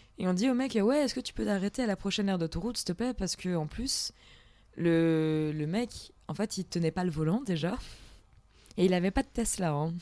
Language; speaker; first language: French; native; French